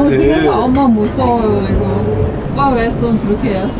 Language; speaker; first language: Korean; non-native, learner; Thai